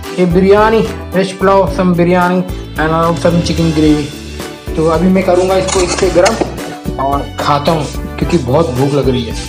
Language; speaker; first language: Hindi; native; Hindi